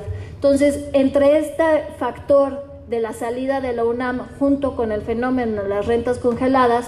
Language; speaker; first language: Spanish; native; Spanish